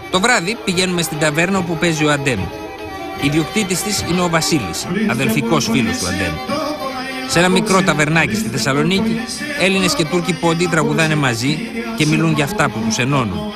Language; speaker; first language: Greek; native; Greek